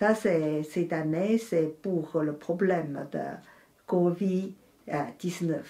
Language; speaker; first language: French; non-native, fluent; Chinese